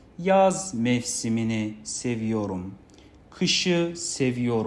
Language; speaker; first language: Turkish; non-native, fluent; Kazakh